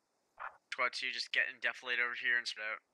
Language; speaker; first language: English; native; English